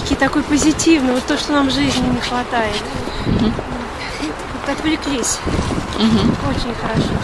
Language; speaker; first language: Russian; native; Russian